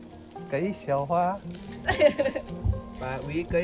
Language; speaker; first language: Chinese; non-native, learner; Vietnamese